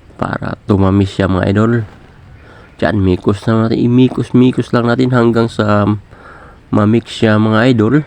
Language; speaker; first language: Filipino; non-native, local second language; Cebuano